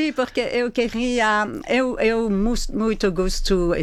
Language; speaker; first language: Portuguese; non-native, learner; French